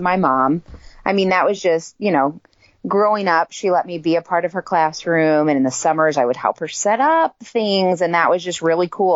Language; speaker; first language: English; native; English